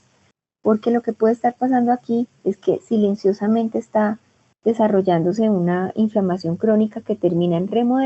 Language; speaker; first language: Spanish; native; Spanish